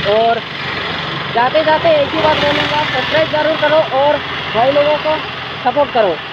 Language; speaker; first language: Hindi; non-native, local second language; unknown